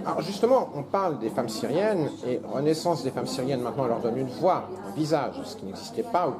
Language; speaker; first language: French; native; French